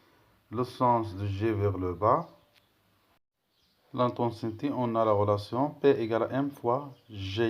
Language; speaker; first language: French; non-native, local second language; Arabic